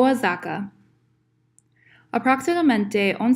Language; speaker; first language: Spanish; non-native, learner; English